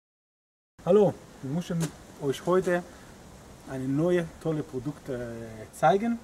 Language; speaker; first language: German; non-native, learner; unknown